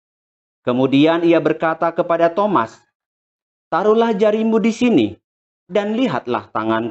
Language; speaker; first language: Indonesian; native; Indonesian